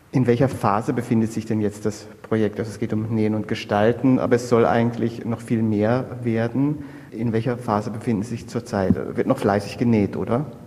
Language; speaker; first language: German; native; German